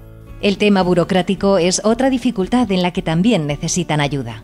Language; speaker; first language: Spanish; native; Spanish